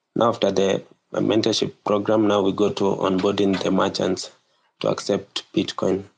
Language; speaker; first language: English; non-native, local second language; Kikuyu